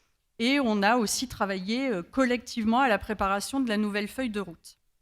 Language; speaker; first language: French; native; French